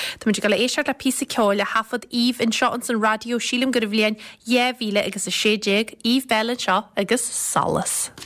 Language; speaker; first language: Irish; native; Irish